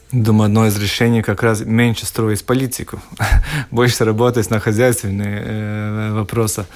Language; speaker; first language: Russian; non-native, local second language; Latvian